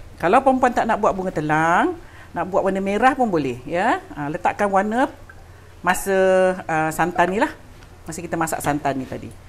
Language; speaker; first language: Malay; native; Malay